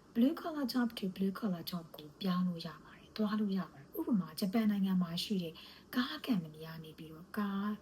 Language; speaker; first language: Burmese; native; Burmese